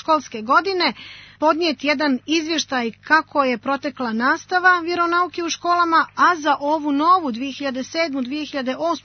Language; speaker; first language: Croatian; native; Croatian